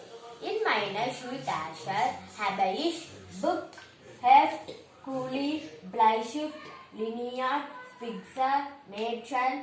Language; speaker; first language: German; non-native, learner; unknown